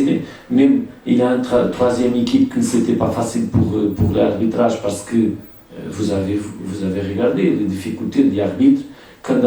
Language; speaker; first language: French; non-native, fluent; Portuguese